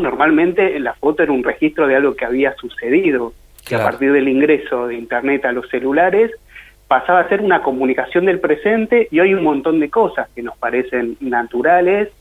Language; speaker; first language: Spanish; native; Spanish